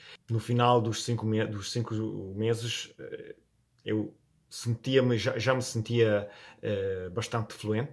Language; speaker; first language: Portuguese; non-native, fluent; Italian